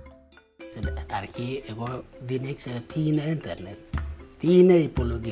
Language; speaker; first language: Greek; non-native, learner; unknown